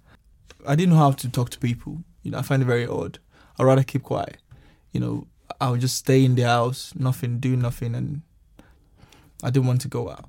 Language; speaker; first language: English; non-native, local second language; Yoruba